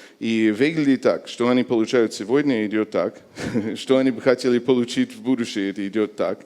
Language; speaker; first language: Russian; non-native, fluent; English